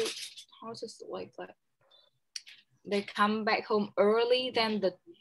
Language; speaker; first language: English; non-native, learner; Vietnamese